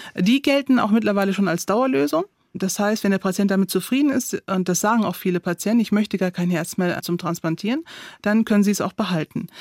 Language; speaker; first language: German; early bilingual, other home language; Turkish